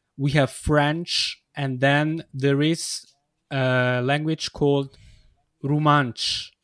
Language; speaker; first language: English; non-native, fluent; Swiss German